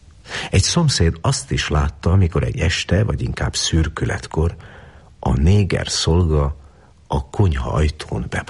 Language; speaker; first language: Hungarian; native; Hungarian